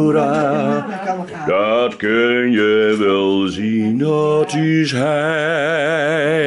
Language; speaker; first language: Dutch; native; Dutch